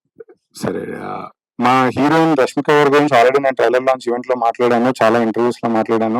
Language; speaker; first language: Telugu; native; Telugu